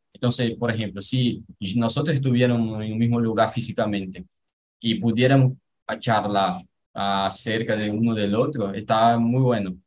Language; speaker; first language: Spanish; non-native, fluent; Portuguese